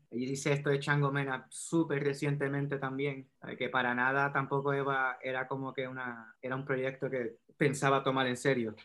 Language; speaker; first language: Spanish; native; Spanish